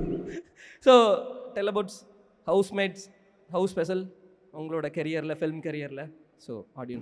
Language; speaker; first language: Tamil; native; Tamil